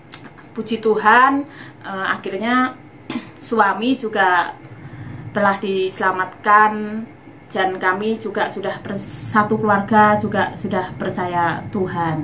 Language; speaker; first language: Indonesian; non-native, local second language; Javanese